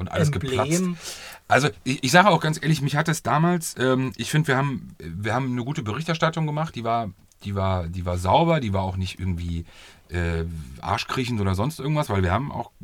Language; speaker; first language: German; native; German